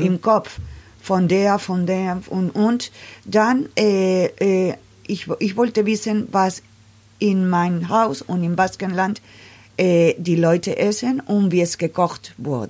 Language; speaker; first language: German; non-native, learner; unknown